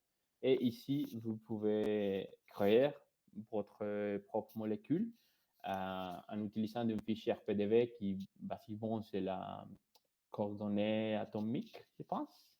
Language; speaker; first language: French; non-native, fluent; Spanish